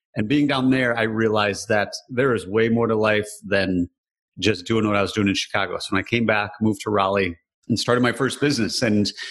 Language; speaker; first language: English; native; English